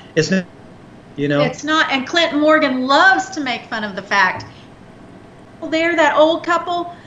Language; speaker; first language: English; native; English